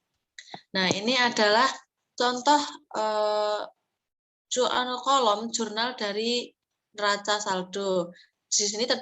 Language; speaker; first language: Indonesian; native; Indonesian